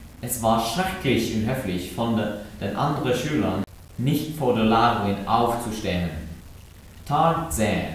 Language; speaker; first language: German; non-native, learner; Norwegian